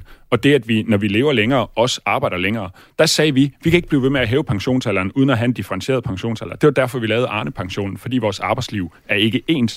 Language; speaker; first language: Danish; native; Danish